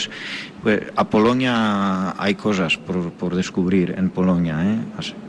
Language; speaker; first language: Spanish; non-native, fluent; Polish